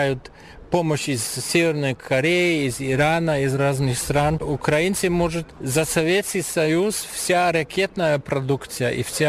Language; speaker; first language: Russian; non-native, fluent; German